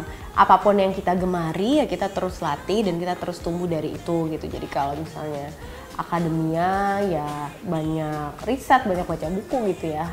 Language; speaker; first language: Indonesian; early bilingual, heritage; Indonesian